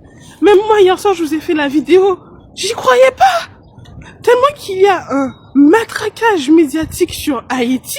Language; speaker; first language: French; non-native, local second language; Haitian Creole